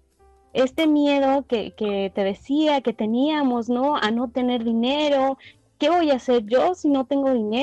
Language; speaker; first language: Spanish; native; Spanish